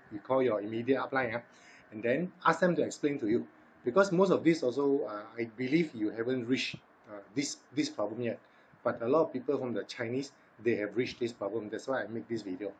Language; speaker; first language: English; non-native, local second language; Cantonese